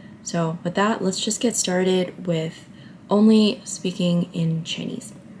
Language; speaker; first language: English; early bilingual, other home language; Chinese